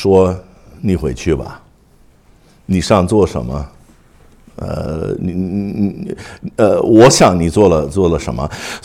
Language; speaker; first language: Chinese; non-native, fluent; English